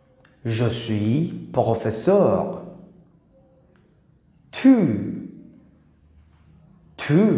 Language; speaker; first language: French; non-native, fluent; Persian